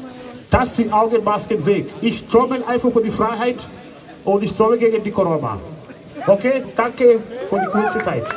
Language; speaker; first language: German; non-native, fluent; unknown